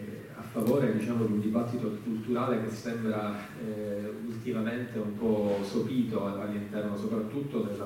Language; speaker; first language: Italian; native; Italian